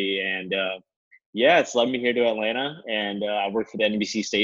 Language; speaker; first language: English; native; English